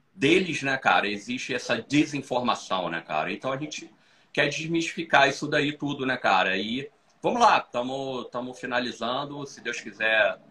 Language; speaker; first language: Portuguese; native; Portuguese